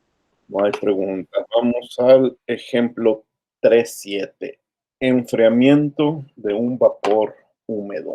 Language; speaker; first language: Spanish; native; Spanish